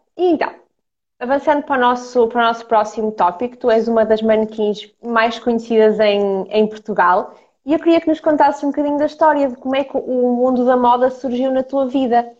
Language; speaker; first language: Portuguese; early bilingual, other home language; Ukrainian